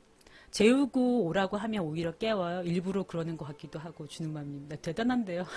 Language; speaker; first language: Korean; native; Korean